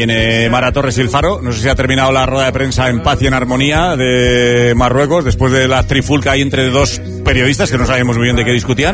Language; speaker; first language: Spanish; native; Spanish